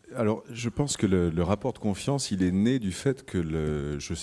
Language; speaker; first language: French; native; French